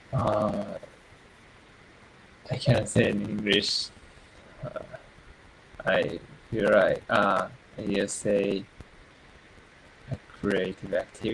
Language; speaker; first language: English; non-native, learner; Japanese